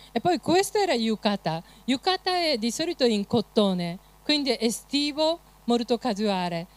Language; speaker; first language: Italian; non-native, fluent; Japanese